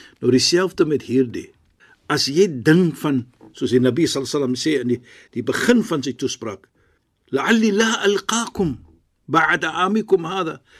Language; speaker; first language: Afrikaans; non-native, fluent; Arabic